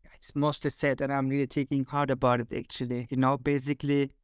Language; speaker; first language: English; non-native, fluent; Turkish